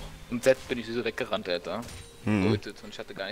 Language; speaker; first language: German; native; German